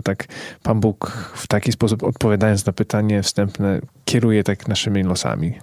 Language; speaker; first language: Polish; early bilingual, heritage; Polish